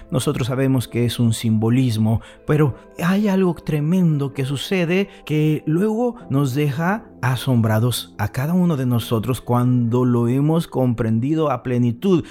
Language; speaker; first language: Spanish; native; Spanish